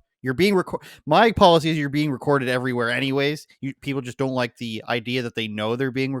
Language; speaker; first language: English; native; English